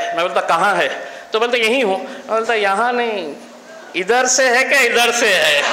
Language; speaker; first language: Hindi; non-native, local second language; Marathi